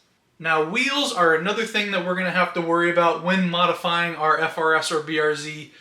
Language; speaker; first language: English; native; English